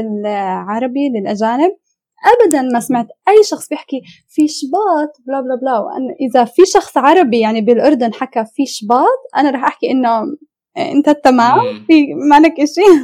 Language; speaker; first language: Arabic; native; Arabic